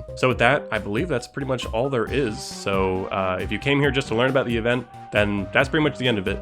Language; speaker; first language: English; native; English